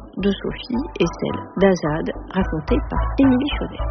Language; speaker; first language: French; native; French